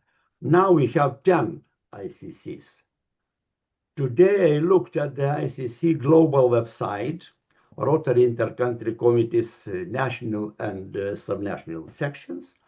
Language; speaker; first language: English; non-native, learner; Lithuanian